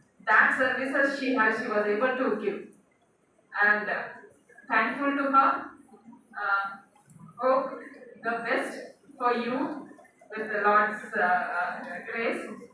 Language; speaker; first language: English; non-native, local second language; Telugu